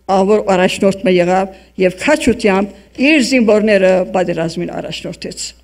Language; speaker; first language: Armenian; early bilingual, heritage; Armenian